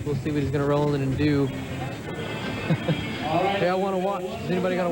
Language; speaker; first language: English; native; English